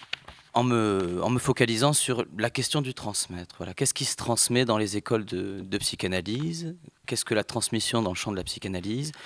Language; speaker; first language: French; native; French